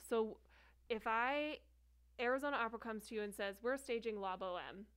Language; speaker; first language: English; native; English